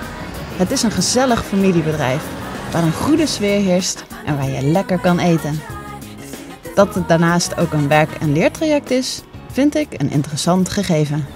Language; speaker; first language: Dutch; native; Dutch